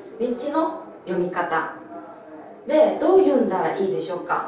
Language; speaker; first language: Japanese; non-native, local second language; Chinese